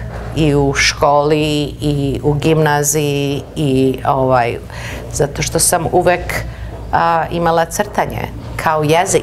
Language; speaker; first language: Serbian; early bilingual, heritage; Serbian